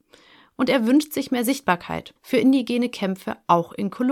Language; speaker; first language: German; native; German